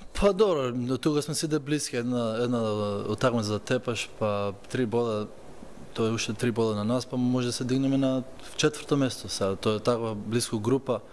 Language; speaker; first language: Macedonian; early bilingual, heritage; Macedonian